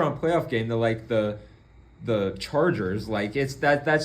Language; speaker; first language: English; native; English